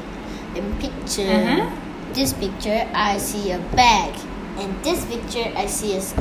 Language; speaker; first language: English; non-native, learner; Vietnamese